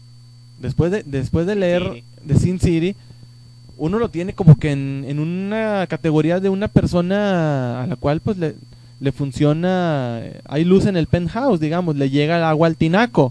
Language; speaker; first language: Spanish; native; Spanish